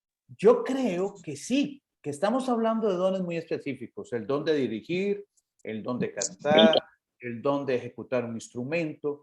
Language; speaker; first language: Spanish; native; Spanish